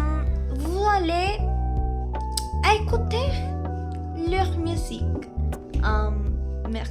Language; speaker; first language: French; non-native, learner; Spanish